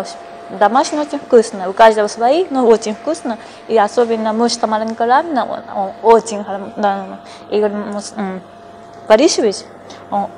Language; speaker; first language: Russian; non-native, fluent; Japanese